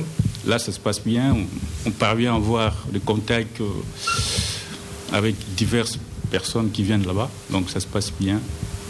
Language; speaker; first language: French; non-native, local second language; Lingala